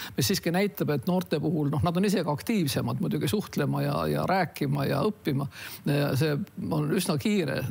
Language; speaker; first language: Estonian; non-native, local second language; Russian